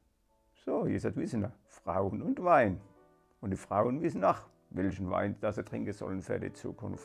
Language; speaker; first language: German; native; German